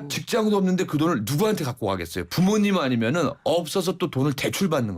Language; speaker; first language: Korean; native; Korean